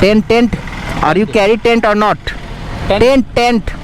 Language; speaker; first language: English; non-native, local second language; Hindi